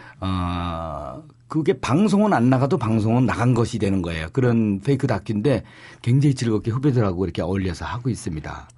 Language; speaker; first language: Korean; native; Korean